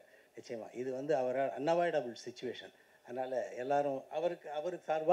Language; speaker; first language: Tamil; native; Tamil